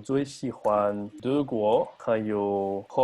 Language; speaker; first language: Chinese; non-native, learner; French